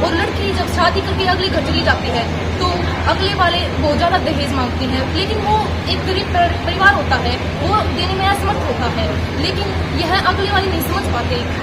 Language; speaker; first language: Hindi; native; Hindi